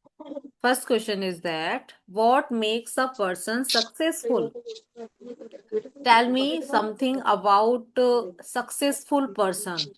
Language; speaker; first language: English; non-native, learner; Hindi